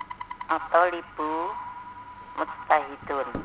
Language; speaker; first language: Arabic; non-native, learner; Indonesian